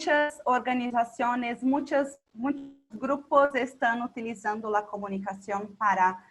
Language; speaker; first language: Spanish; non-native, local second language; Portuguese